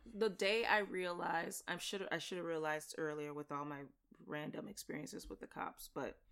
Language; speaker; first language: English; native; English